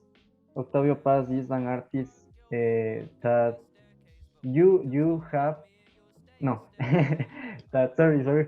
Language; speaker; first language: English; non-native, learner; Spanish